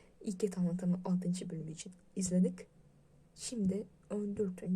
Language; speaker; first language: Turkish; non-native, learner; Russian